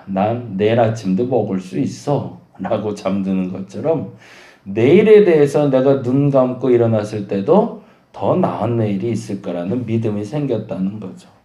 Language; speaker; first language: Korean; native; Korean